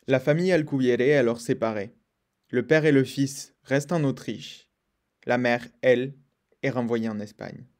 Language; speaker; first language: French; native; French